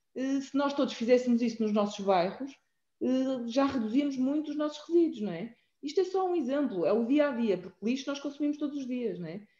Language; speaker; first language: Portuguese; native; Portuguese